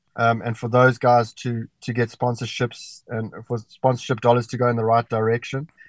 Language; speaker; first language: English; native; English